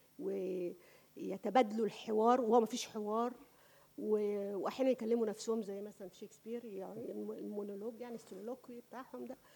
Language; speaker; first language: Arabic; native; Arabic